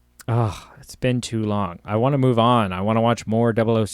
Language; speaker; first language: English; native; English